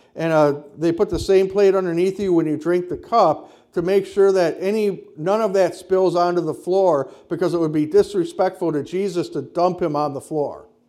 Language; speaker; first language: English; native; English